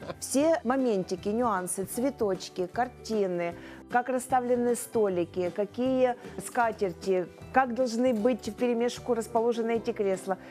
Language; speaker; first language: Ukrainian; non-native, local second language; Russian